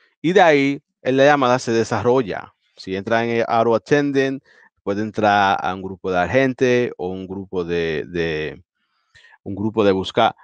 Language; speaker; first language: Spanish; early bilingual, heritage; Spanish